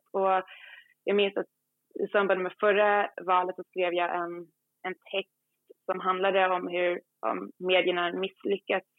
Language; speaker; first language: Swedish; native; Swedish